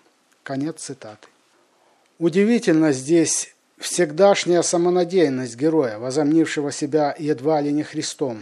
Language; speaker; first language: Russian; native; Russian